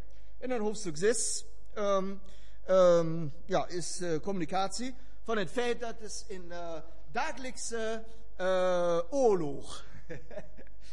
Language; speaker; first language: Dutch; non-native, fluent; German